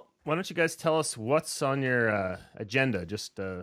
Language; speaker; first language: English; native; English